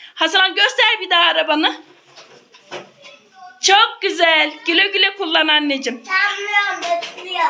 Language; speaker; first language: Turkish; native; Turkish